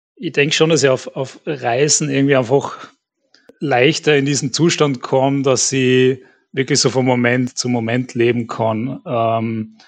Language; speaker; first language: German; native; German